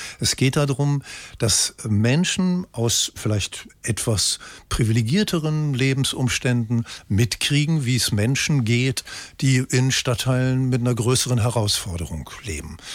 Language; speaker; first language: German; native; German